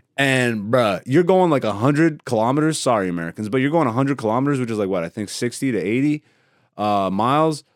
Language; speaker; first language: English; non-native, fluent; Greek